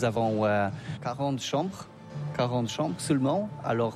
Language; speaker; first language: French; non-native, learner; Polish